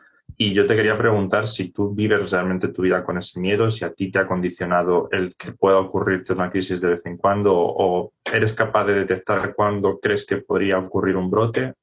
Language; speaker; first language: Spanish; native; Spanish